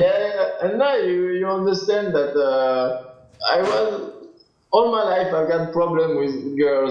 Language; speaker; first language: English; non-native, learner; French